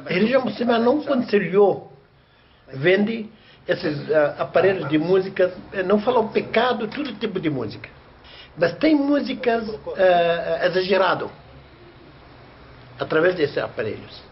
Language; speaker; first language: Portuguese; non-native, learner; Arabic